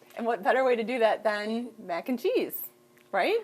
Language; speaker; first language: English; native; English